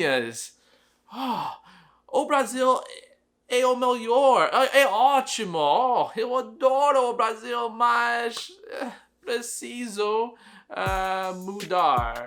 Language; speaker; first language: Portuguese; non-native, learner; English